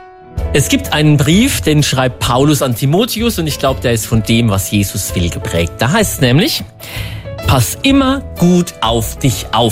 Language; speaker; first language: German; native; German